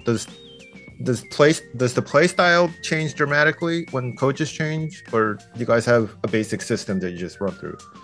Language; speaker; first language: English; non-native, fluent; Japanese